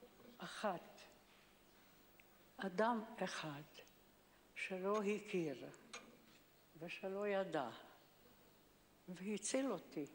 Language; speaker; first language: Hebrew; non-native, fluent; Hungarian